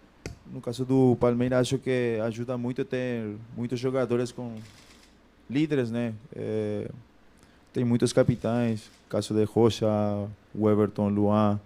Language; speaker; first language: Portuguese; non-native, fluent; Spanish